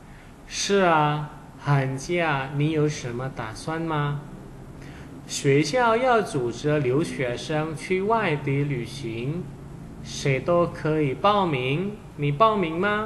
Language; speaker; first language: Chinese; non-native, fluent; Indonesian